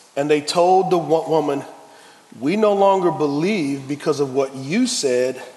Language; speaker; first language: English; native; English